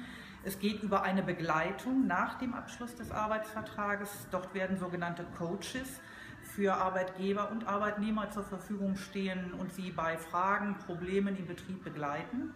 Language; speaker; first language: German; native; German